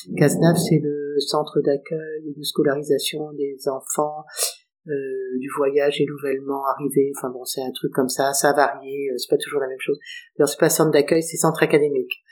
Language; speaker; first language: French; native; French